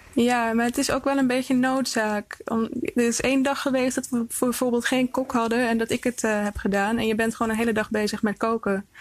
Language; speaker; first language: Dutch; early bilingual, other home language; Icelandic